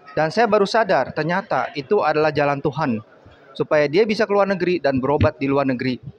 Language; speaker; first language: Indonesian; native; Indonesian